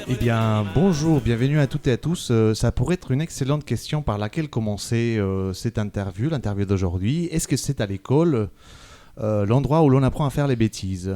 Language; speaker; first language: French; native; French